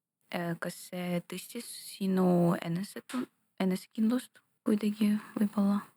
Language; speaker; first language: Estonian; non-native, local second language; Russian